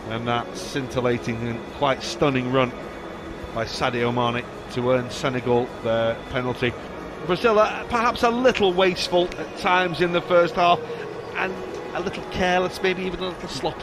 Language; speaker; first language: English; native; English